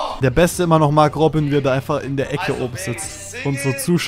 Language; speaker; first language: German; native; German